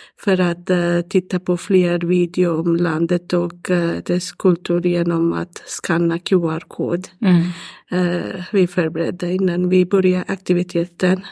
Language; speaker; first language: Swedish; non-native, learner; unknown